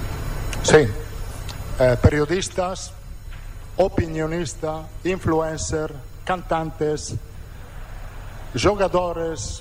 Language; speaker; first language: Portuguese; non-native, fluent; Italian